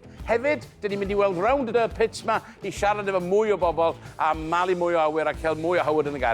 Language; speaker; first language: Welsh; native; Welsh